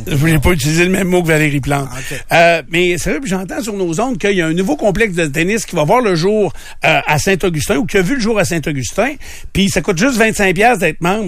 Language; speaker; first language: French; native; French